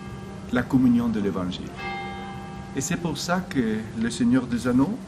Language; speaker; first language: French; non-native, fluent; Spanish